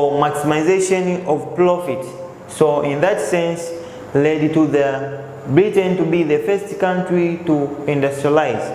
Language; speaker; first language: English; non-native, local second language; Swahili